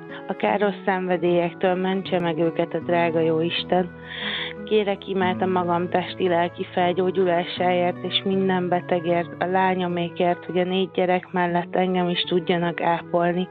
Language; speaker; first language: Hungarian; native; Hungarian